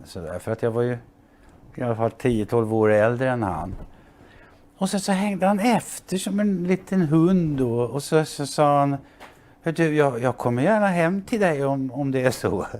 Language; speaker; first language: Swedish; native; Swedish